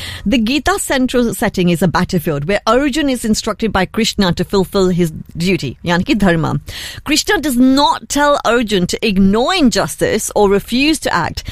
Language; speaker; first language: English; early bilingual, other home language; Hindi